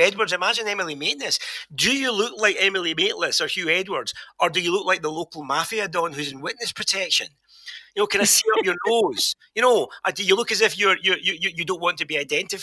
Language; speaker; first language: English; native; English